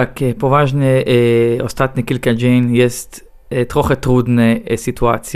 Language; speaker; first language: Polish; non-native, learner; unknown